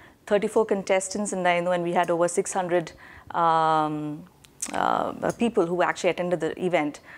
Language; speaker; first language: English; non-native, local second language; Malayalam